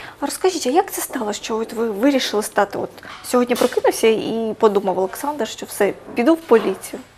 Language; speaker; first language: Ukrainian; native; Ukrainian